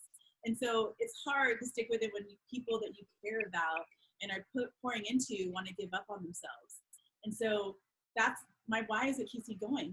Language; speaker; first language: English; native; English